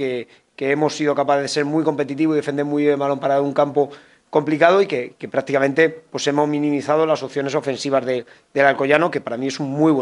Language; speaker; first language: Spanish; native; Spanish